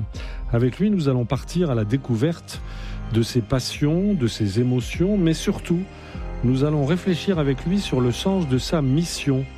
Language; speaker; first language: French; native; French